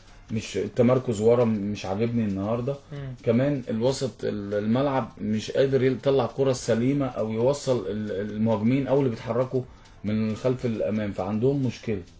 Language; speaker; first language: Arabic; native; Arabic